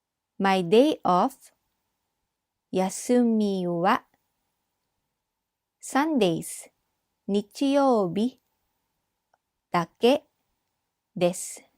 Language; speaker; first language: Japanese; non-native, fluent; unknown